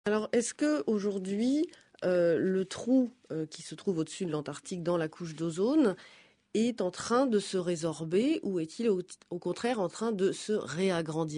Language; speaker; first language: French; native; French